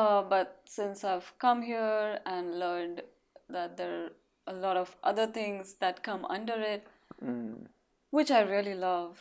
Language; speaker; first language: English; non-native, local second language; Marathi